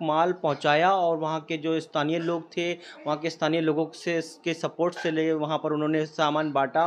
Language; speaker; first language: Hindi; native; Hindi